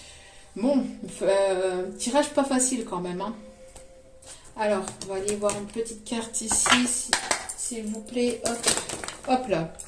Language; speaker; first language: French; native; French